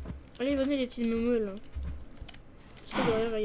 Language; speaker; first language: French; native; French